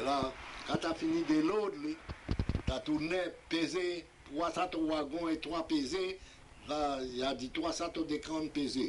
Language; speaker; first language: French; native; French